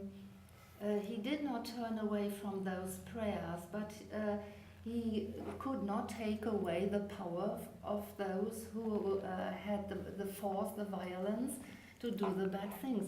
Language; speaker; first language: English; non-native, fluent; German